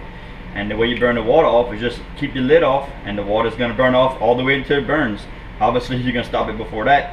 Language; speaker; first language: English; native; English